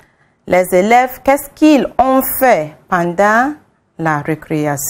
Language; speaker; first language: French; non-native, fluent; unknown